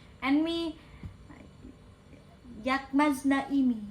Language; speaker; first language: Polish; non-native, learner; Indonesian